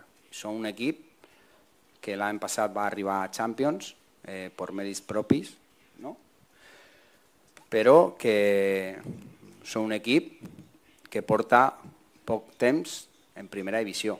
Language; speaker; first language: Catalan; non-native, learner; Spanish